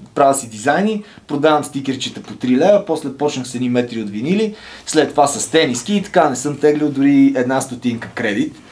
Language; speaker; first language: Bulgarian; native; Bulgarian